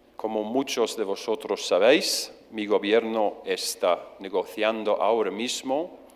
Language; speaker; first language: Spanish; non-native, fluent; English